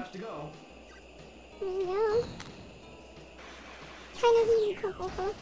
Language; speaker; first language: German; early bilingual, other home language; Japanese